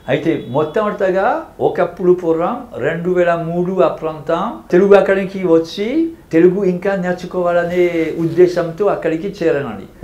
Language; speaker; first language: Telugu; non-native, fluent; French